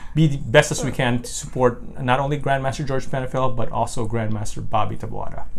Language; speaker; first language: English; non-native, local second language; Filipino